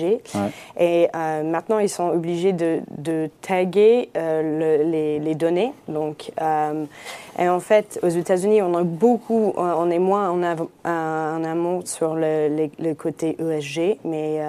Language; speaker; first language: French; non-native, fluent; English